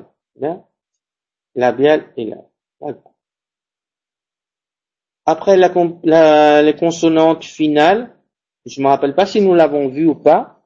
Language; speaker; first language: French; non-native, fluent; Spanish